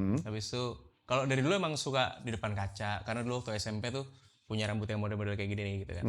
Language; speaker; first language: Indonesian; native; Indonesian